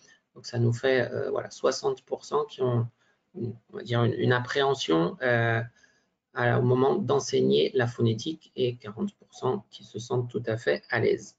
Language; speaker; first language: French; native; French